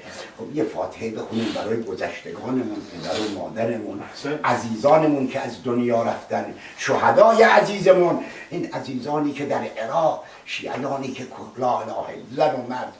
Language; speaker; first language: Persian; native; Persian